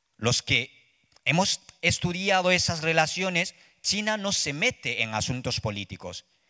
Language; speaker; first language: Spanish; non-native, fluent; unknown